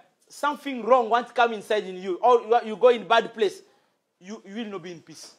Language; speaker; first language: English; non-native, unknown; Lingala